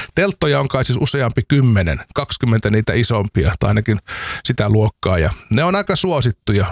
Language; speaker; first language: Finnish; native; Finnish